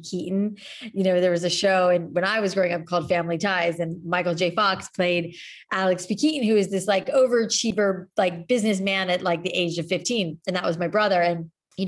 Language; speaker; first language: English; native; English